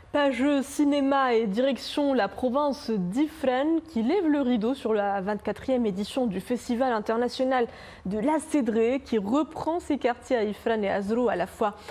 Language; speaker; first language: French; non-native, local second language; Arabic